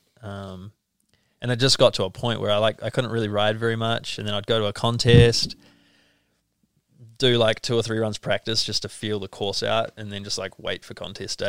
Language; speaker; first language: English; native; English